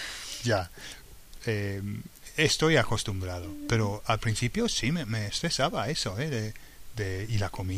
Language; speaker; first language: Spanish; non-native, fluent; English